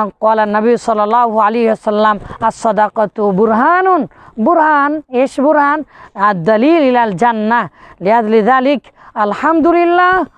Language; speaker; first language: Arabic; non-native, fluent; Bangla